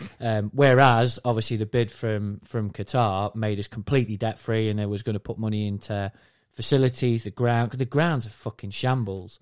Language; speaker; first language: English; native; English